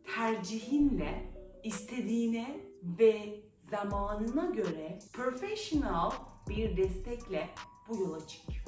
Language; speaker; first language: Turkish; non-native, fluent; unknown